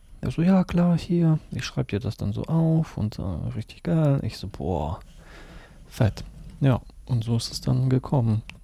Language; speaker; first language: German; early bilingual, other home language; Russian